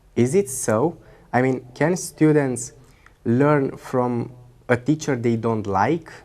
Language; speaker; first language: English; non-native, fluent; Romanian